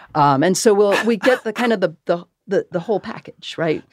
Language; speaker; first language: English; native; English